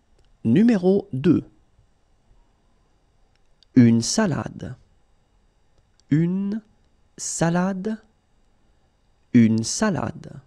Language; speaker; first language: French; native; French